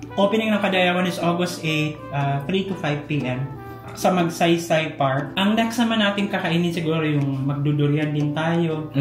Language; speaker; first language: Filipino; non-native, local second language; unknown